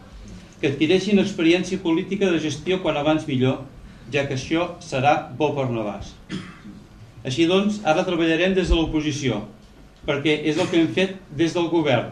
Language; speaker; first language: Catalan; native; Catalan